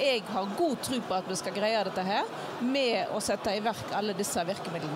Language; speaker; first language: Norwegian; native; Norwegian